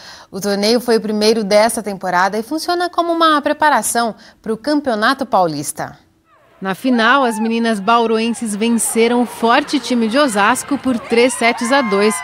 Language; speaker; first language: Portuguese; native; Portuguese